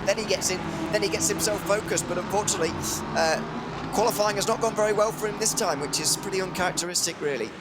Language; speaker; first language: English; native; English